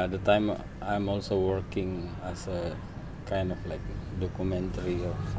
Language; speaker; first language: English; non-native, learner; Indonesian